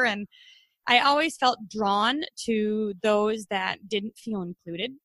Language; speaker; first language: English; native; English